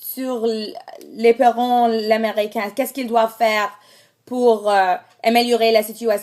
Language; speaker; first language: French; non-native, learner; English